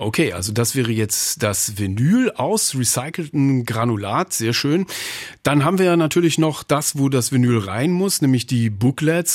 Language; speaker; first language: German; native; German